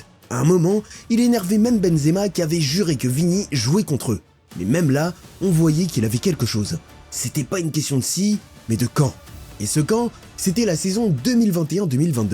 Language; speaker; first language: French; native; French